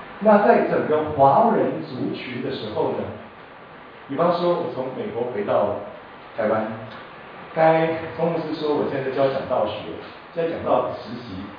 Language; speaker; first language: Chinese; non-native, local second language; Min Nan Chinese